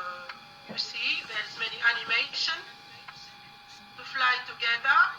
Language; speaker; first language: English; non-native, learner; Arabic